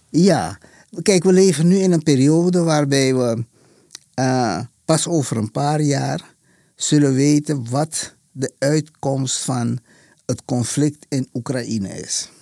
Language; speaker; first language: Dutch; native; Dutch